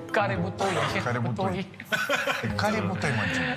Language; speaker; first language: English; non-native, local second language; Filipino